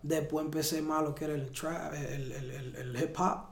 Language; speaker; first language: Spanish; early bilingual, heritage; Spanish